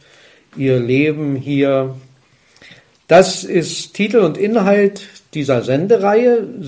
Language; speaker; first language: German; native; German